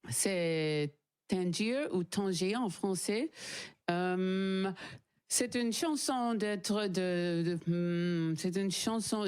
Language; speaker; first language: French; non-native, learner; English